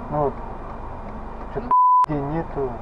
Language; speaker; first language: Russian; non-native, local second language; Kyrgyz